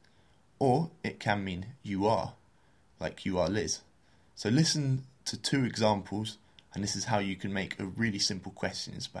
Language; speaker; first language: English; native; English